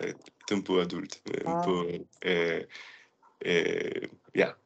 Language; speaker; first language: French; non-native, learner; English